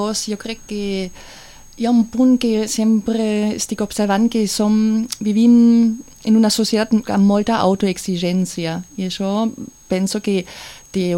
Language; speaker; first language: Catalan; non-native, fluent; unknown